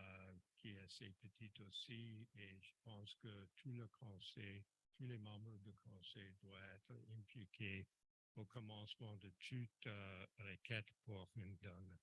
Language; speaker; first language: French; non-native, local second language; English